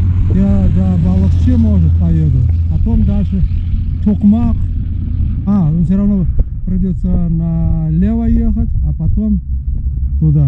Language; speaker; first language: Russian; non-native, fluent; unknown